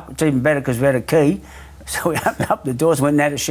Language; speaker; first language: English; native; English